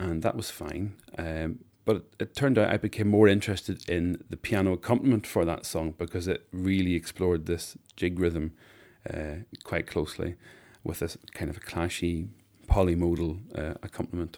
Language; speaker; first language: English; native; English